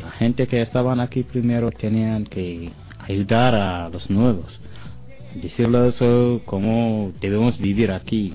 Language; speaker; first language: Spanish; non-native, learner; French